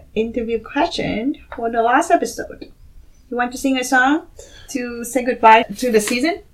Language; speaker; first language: English; non-native, fluent; Vietnamese